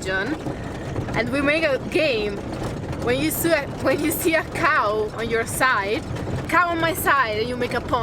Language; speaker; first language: English; non-native, fluent; Italian